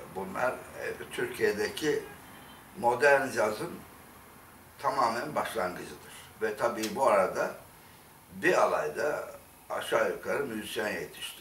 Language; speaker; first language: Turkish; native; Turkish